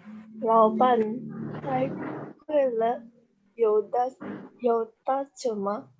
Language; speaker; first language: Chinese; non-native, learner; Indonesian